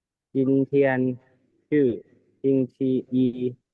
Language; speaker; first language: Chinese; non-native, learner; Lao